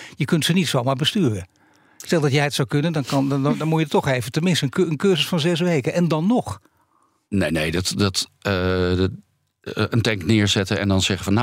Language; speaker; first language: Dutch; native; Dutch